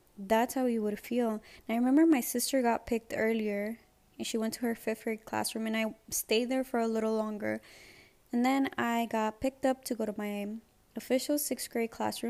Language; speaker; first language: English; early bilingual, other home language; Spanish